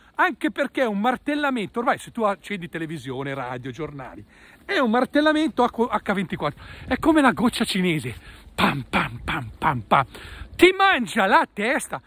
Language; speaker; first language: Italian; native; Italian